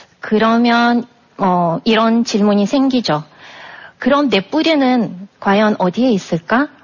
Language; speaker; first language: Korean; non-native, fluent; Russian